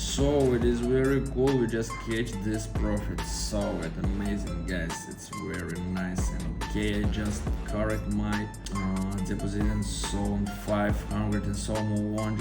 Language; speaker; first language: English; non-native, fluent; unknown